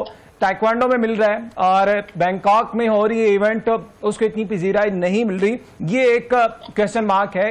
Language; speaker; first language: Urdu; native; Urdu